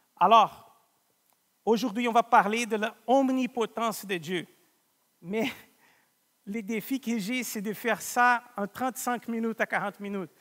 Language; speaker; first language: French; non-native, fluent; Portuguese